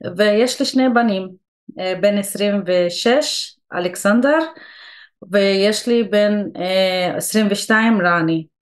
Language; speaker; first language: Hebrew; non-native, local second language; Arabic